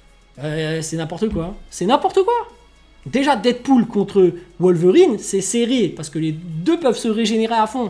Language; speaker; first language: French; native; French